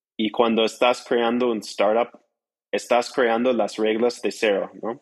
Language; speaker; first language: Spanish; non-native, fluent; English